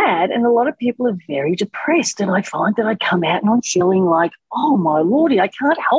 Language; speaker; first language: English; native; English